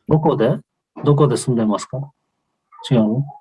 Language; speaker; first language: Japanese; non-native, fluent; Kyrgyz